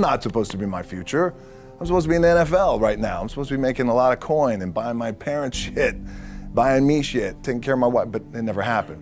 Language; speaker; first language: English; native; English